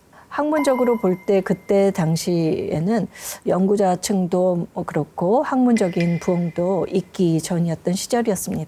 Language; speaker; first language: Korean; native; Korean